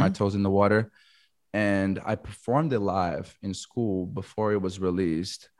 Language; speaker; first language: English; non-native, fluent; Portuguese